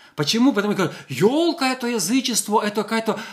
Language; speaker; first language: Russian; non-native, local second language; Ukrainian